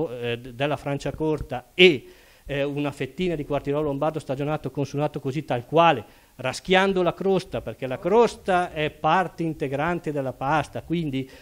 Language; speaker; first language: Italian; native; Italian